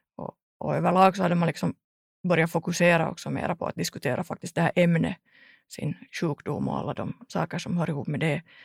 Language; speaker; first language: Swedish; native; Swedish